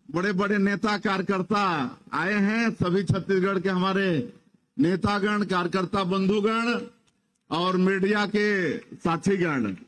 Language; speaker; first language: Hindi; native; Hindi